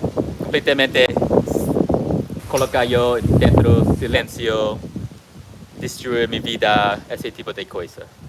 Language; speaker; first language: Portuguese; non-native, learner; English